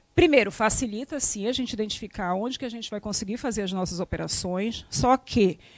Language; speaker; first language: Portuguese; native; Portuguese